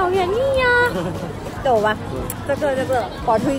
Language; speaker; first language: Chinese; non-native, learner; Thai